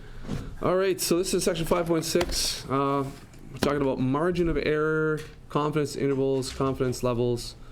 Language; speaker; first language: English; native; English